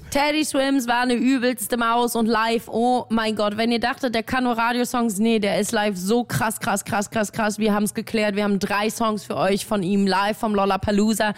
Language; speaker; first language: German; native; German